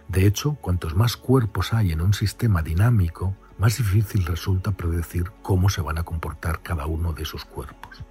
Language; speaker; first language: Spanish; native; Spanish